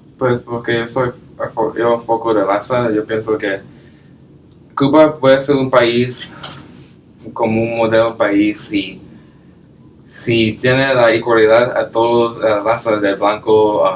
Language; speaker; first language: Spanish; non-native, learner; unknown